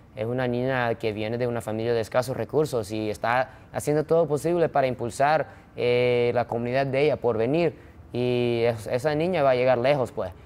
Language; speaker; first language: Spanish; non-native, fluent; Japanese